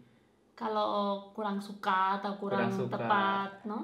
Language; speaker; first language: Indonesian; non-native, fluent; Spanish